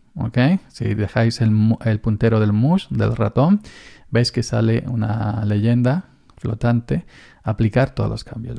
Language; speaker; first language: Spanish; native; Spanish